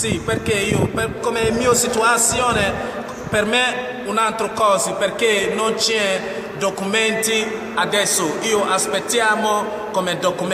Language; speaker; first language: Italian; non-native, learner; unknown